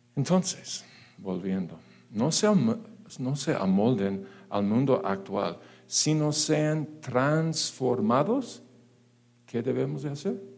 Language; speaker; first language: Spanish; non-native, fluent; English